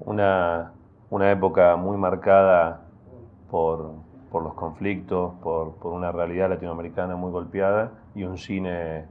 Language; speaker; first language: Spanish; native; Spanish